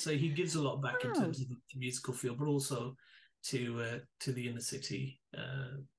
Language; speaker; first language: English; native; English